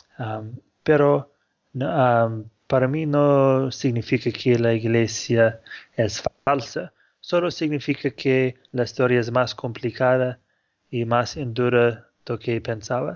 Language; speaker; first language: Spanish; non-native, fluent; English